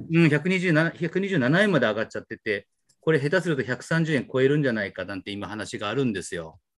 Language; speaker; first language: Japanese; native; Japanese